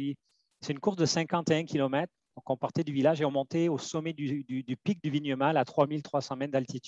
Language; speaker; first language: French; native; French